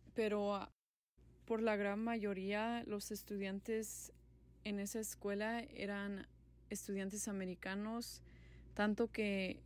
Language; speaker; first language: Spanish; early bilingual, other home language; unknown